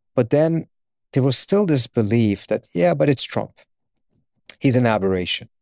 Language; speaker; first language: English; early bilingual, other home language; Persian